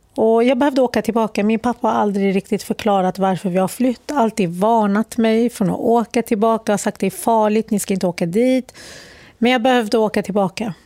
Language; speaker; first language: Swedish; early bilingual, other home language; Arabic